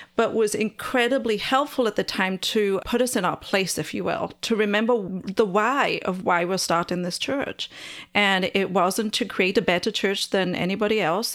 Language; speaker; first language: English; native; English